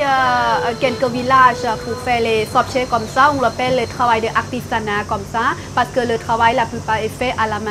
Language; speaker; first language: French; non-native, learner; Thai